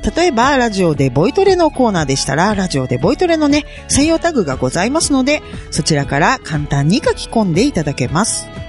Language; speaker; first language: Japanese; native; Japanese